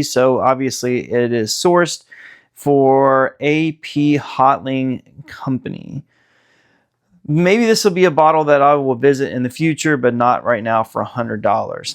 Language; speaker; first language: English; native; English